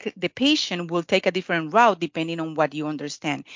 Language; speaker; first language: English; non-native, fluent; Spanish